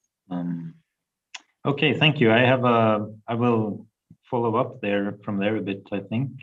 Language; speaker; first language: English; non-native, fluent; Swedish